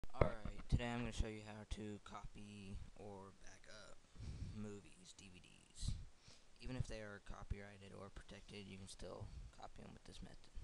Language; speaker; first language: English; native; English